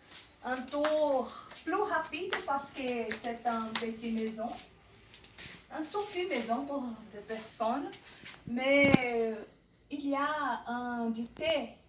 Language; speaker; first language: French; non-native, learner; Portuguese